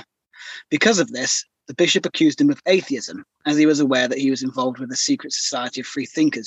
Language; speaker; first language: English; native; English